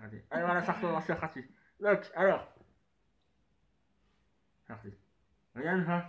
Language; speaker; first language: French; native; French